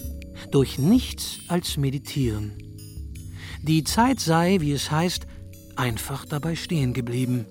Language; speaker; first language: German; native; German